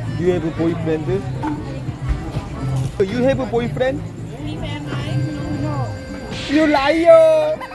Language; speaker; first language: English; non-native, learner; Korean